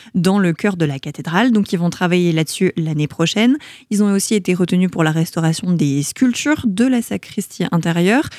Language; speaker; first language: French; native; French